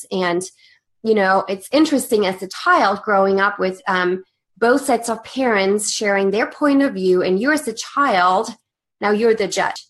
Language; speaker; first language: English; non-native, fluent; German